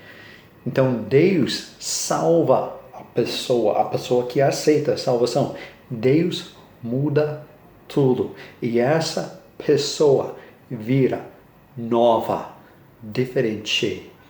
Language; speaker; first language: Portuguese; non-native, learner; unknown